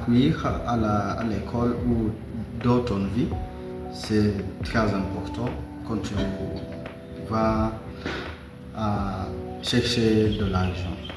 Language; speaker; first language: French; non-native, learner; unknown